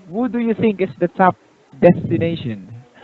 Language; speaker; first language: English; non-native, local second language; Filipino